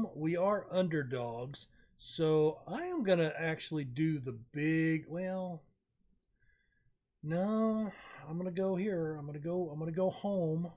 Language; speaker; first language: English; native; English